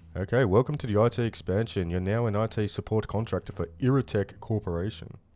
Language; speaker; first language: English; native; English